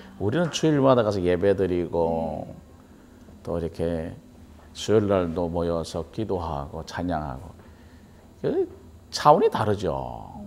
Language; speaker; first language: Korean; native; Korean